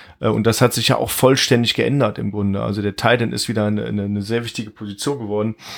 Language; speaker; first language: German; native; German